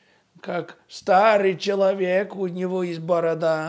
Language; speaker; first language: Russian; non-native, fluent; English